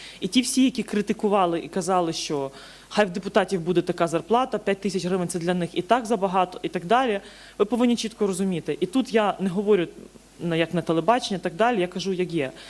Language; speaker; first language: Ukrainian; native; Ukrainian